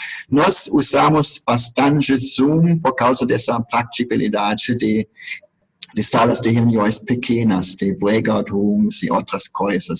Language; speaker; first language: Portuguese; non-native, fluent; German